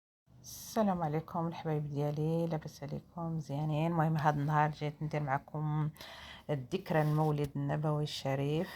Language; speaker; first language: Arabic; native; Arabic